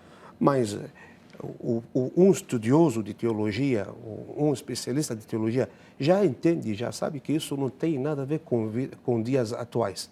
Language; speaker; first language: Portuguese; non-native, fluent; Arabic